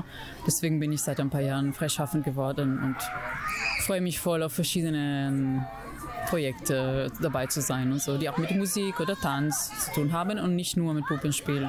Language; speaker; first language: German; non-native, fluent; Italian